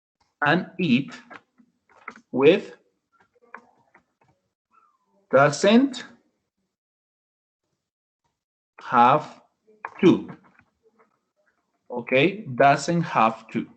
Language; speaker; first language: English; non-native, fluent; Spanish